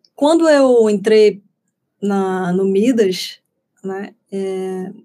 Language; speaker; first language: Portuguese; native; Portuguese